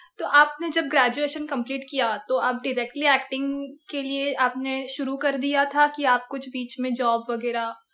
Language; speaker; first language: Hindi; non-native, local second language; Marathi